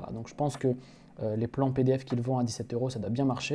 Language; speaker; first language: French; native; French